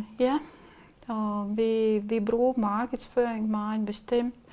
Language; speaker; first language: Danish; non-native, learner; Latvian